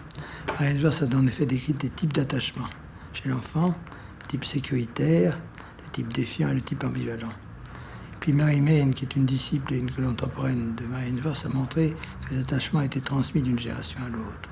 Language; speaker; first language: French; native; French